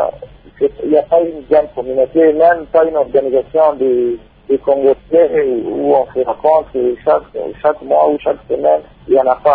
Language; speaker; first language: French; non-native, local second language; Swahili